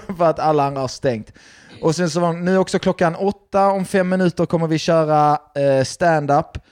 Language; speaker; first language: Swedish; native; Swedish